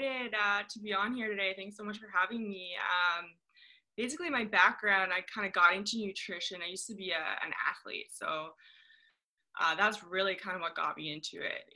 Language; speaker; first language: English; native; English